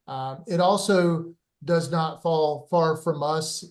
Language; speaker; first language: English; native; English